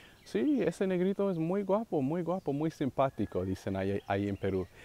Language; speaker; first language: Spanish; non-native, fluent; English